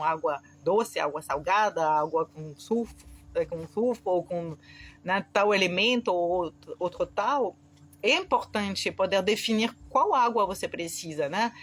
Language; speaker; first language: Portuguese; non-native, fluent; French